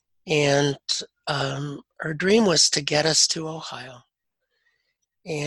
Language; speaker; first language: English; native; English